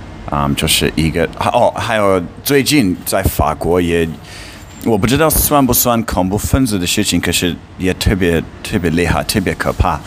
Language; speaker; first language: Chinese; non-native, fluent; English